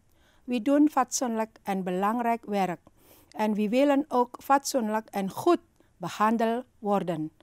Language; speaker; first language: Dutch; non-native, learner; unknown